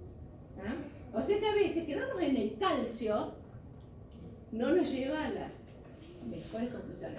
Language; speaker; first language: Spanish; native; Spanish